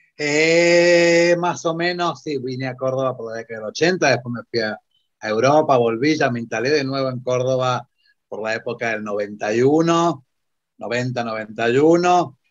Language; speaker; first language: Spanish; non-native, fluent; Italian